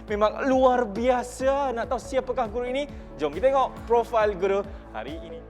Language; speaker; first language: Malay; native; Malay